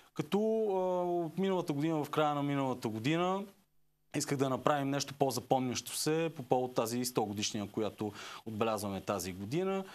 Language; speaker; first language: Bulgarian; native; Bulgarian